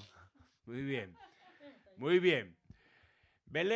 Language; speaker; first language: Spanish; native; Spanish